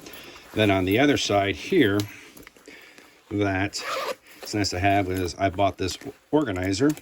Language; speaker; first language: English; native; English